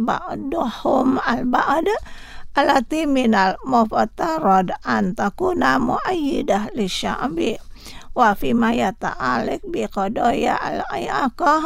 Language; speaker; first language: Arabic; non-native, fluent; Indonesian